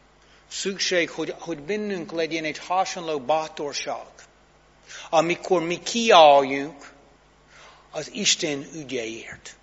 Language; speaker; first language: Hungarian; non-native, fluent; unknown